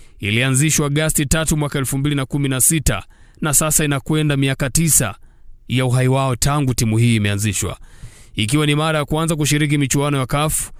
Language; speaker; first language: Swahili; native; Swahili